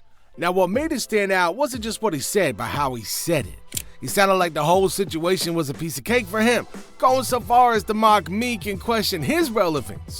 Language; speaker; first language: English; native; English